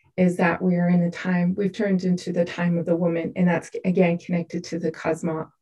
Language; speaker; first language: English; native; English